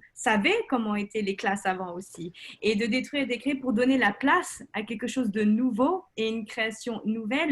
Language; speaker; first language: French; native; French